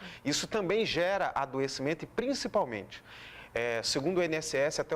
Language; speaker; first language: Portuguese; native; Portuguese